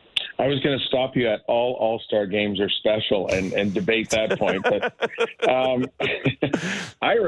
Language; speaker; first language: English; native; English